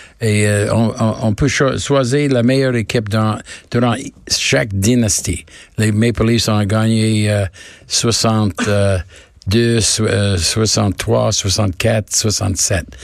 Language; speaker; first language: French; non-native, learner; English